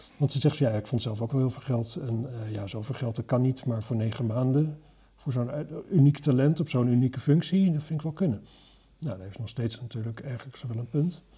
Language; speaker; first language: Dutch; native; Dutch